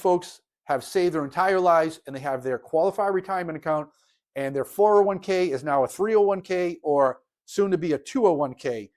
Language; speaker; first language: English; native; English